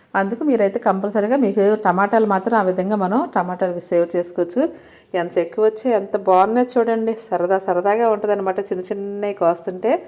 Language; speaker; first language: Telugu; native; Telugu